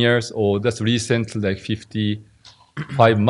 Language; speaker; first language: English; non-native, learner; Japanese